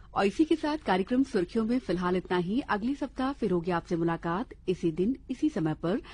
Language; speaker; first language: Hindi; native; Hindi